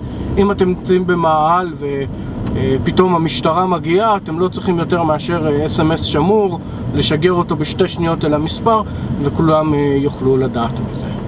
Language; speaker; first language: Hebrew; native; Hebrew